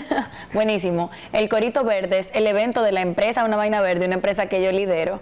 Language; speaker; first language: Spanish; native; Spanish